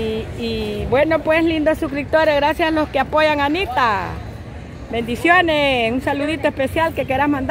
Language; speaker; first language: Spanish; native; Spanish